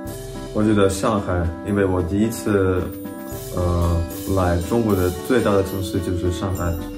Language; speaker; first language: Chinese; non-native, fluent; Russian